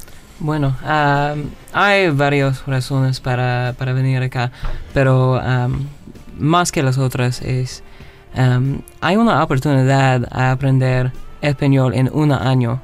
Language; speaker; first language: Spanish; non-native, learner; English